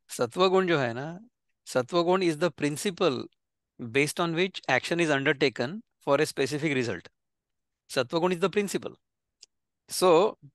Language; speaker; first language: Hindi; non-native, local second language; Marathi